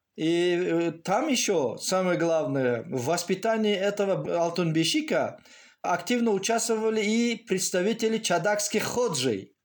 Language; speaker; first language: Russian; non-native, local second language; Tajik